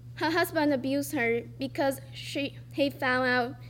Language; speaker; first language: English; non-native, fluent; Vietnamese